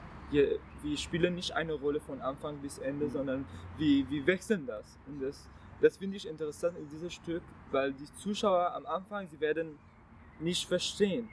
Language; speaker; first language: German; non-native, learner; Arabic